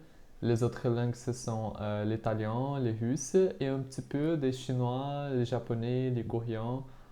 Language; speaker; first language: French; non-native, fluent; Portuguese